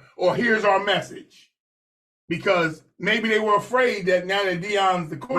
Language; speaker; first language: English; native; English